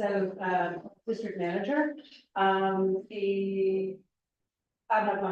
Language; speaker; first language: Spanish; non-native, fluent; English